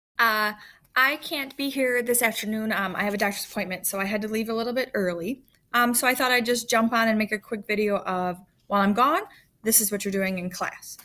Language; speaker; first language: English; native; English